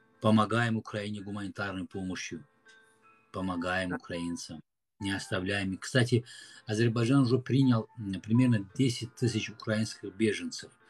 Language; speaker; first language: Russian; non-native, fluent; Azerbaijani